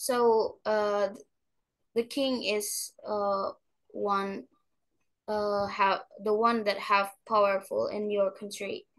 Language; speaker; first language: English; non-native, learner; Indonesian